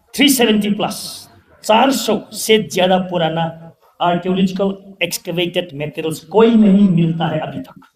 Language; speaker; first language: Hindi; non-native, local second language; Thado Chin